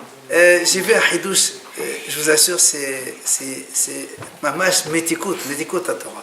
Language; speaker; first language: French; native; French